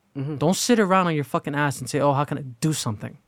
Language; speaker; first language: English; native; English